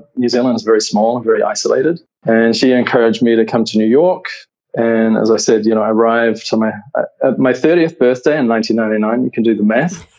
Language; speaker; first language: English; native; English